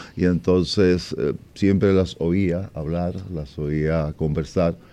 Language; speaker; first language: Spanish; native; Spanish